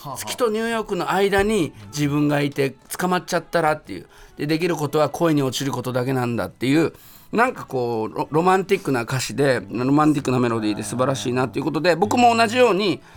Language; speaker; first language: Japanese; native; Japanese